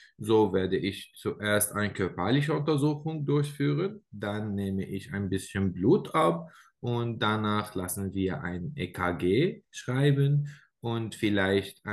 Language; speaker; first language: German; non-native, learner; Arabic